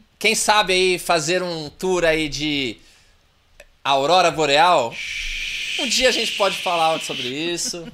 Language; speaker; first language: Portuguese; native; Portuguese